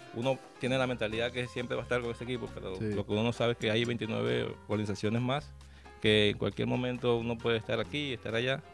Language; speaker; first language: Spanish; native; Spanish